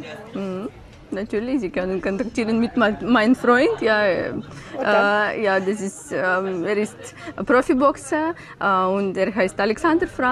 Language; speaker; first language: German; non-native, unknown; Ukrainian